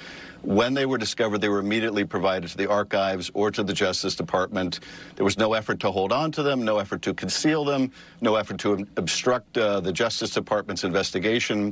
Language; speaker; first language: English; native; English